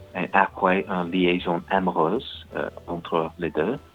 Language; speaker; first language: French; non-native, learner; English